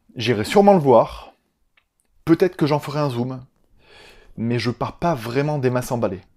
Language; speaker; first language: French; native; French